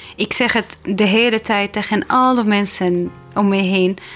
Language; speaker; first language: Dutch; non-native, fluent; Arabic